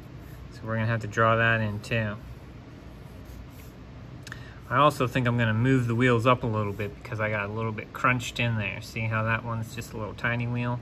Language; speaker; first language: English; native; English